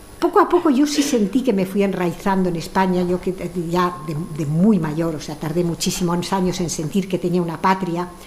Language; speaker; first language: Spanish; early bilingual, other home language; French